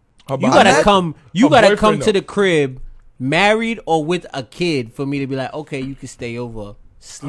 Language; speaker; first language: English; native; English